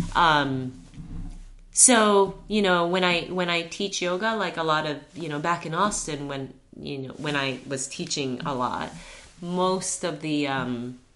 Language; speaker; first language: English; early bilingual, heritage; Chinese